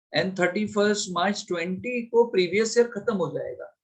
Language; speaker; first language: Hindi; non-native, local second language; Gujarati